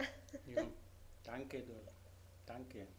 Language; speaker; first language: German; non-native, learner; Spanish